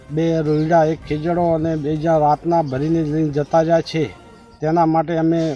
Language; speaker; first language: Gujarati; native; Gujarati